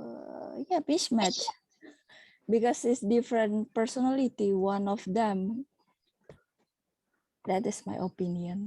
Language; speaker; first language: English; non-native, learner; Indonesian